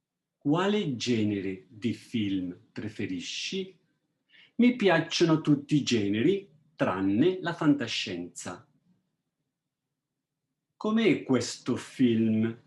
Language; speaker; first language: Italian; non-native, fluent; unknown